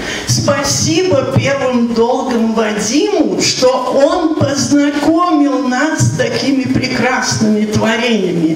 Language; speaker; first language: Russian; native; Russian